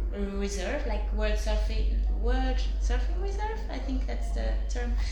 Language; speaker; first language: English; non-native, fluent; German